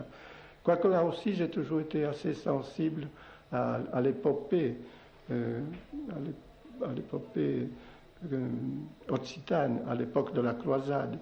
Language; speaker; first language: French; non-native, local second language; Occitan